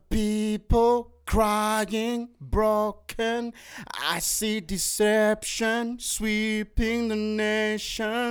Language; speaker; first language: English; non-native, local second language; Shona